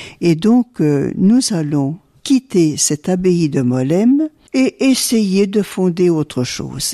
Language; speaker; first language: French; early bilingual, other home language; Italian